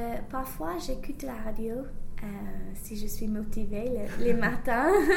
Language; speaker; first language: French; non-native, fluent; English